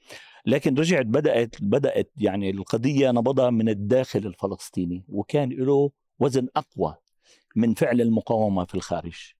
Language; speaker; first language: Arabic; native; Arabic